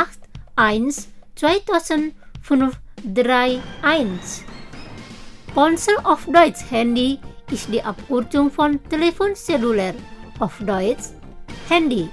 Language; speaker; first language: German; non-native, fluent; Indonesian